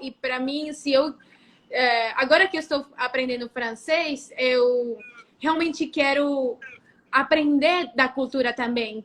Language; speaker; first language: Portuguese; non-native, fluent; Spanish